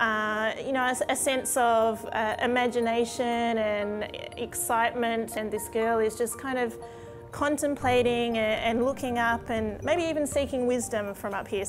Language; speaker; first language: English; native; English